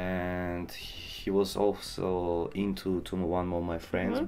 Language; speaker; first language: English; non-native, learner; Russian